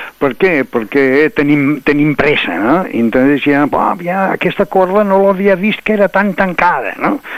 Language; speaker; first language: Catalan; non-native, local second language; Spanish